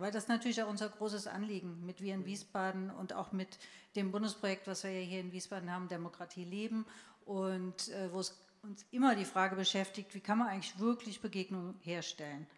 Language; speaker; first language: German; native; German